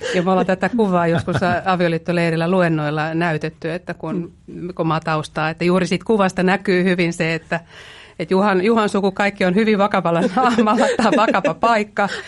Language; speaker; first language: Finnish; native; Finnish